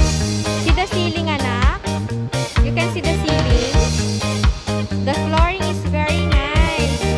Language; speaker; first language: English; non-native, local second language; Filipino